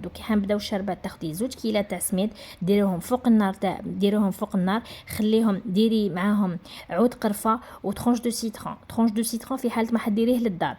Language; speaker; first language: Arabic; native; Arabic